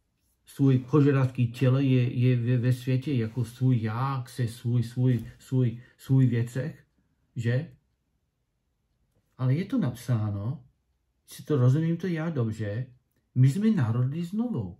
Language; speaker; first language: Czech; non-native, learner; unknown